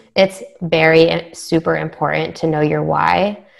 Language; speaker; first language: English; native; English